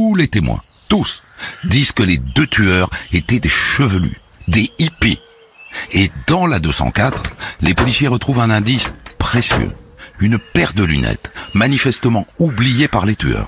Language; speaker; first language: French; native; French